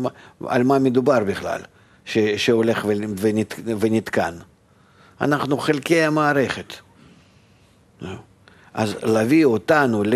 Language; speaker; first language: Hebrew; non-native, fluent; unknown